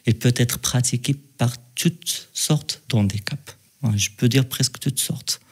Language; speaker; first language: French; non-native, local second language; Arabic